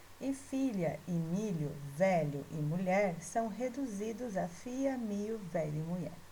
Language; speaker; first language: Portuguese; native; Portuguese